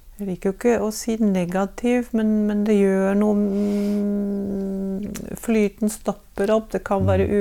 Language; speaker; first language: Norwegian; native; Norwegian